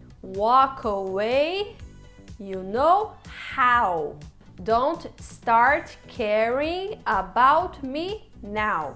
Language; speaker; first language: English; non-native, fluent; Portuguese